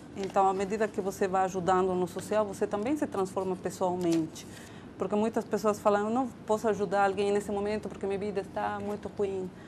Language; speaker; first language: Portuguese; non-native, fluent; Spanish